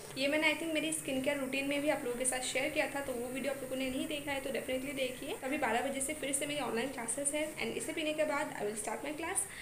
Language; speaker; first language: Hindi; non-native, local second language; Bangla